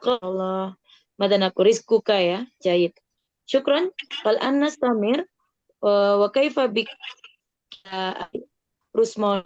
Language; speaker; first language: Arabic; non-native, fluent; Indonesian